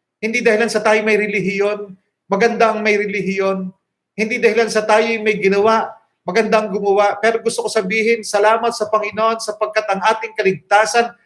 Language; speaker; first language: Filipino; native; Filipino